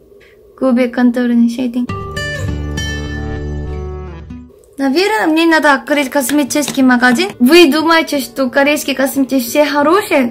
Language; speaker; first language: Russian; non-native, fluent; Korean